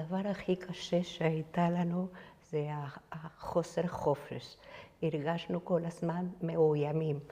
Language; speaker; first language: Hebrew; non-native, fluent; Spanish